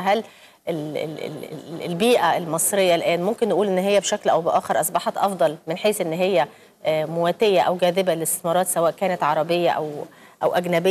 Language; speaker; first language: Arabic; native; Arabic